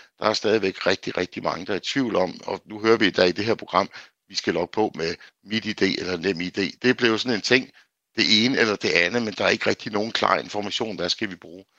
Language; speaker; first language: Danish; native; Danish